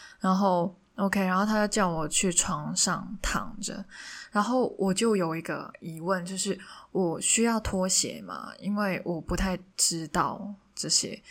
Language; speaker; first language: Chinese; non-native, local second language; Cantonese